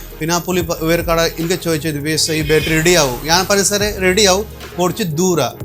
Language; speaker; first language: Malayalam; non-native, learner; Kannada